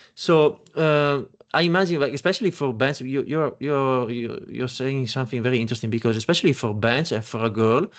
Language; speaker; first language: English; non-native, fluent; Italian